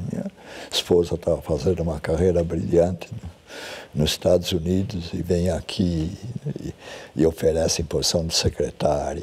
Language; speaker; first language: Portuguese; early bilingual, other home language; German